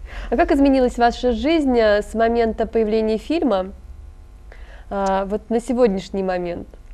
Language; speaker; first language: Russian; native; Russian